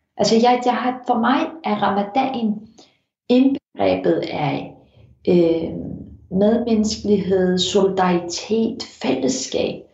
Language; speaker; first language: Danish; early bilingual, heritage; Danish